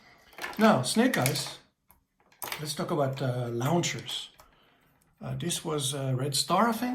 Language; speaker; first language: English; native; English